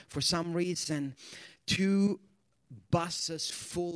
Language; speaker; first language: English; non-native, fluent; Swedish